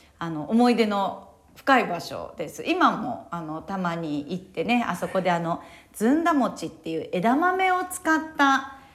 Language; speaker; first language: Japanese; native; Japanese